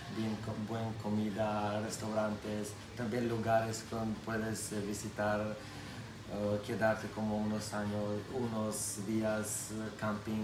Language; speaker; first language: Spanish; non-native, learner; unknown